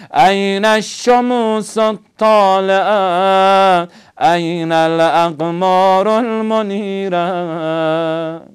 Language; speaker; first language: Arabic; non-native, fluent; Persian